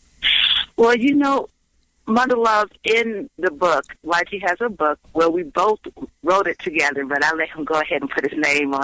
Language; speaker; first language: English; native; English